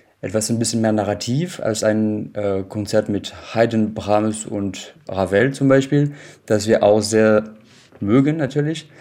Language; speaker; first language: German; non-native, fluent; French